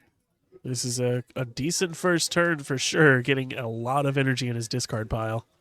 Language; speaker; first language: English; native; English